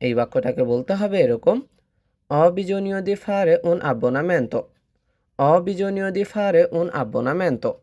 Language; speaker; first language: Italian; non-native, fluent; Bangla